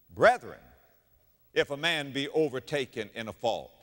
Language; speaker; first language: English; native; English